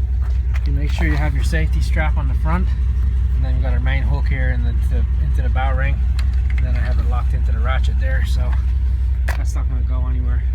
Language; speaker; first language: English; native; English